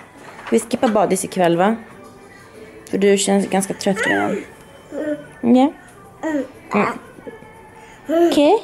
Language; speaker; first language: Swedish; native; Swedish